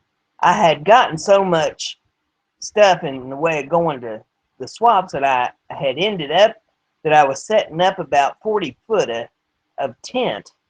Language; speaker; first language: English; native; English